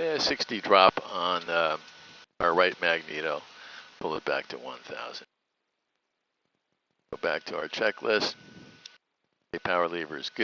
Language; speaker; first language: English; native; English